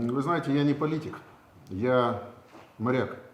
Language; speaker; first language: Russian; native; Russian